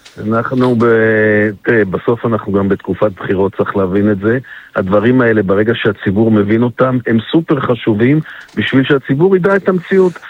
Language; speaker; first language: Hebrew; native; Hebrew